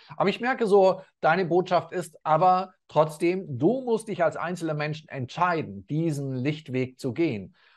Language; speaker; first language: German; native; German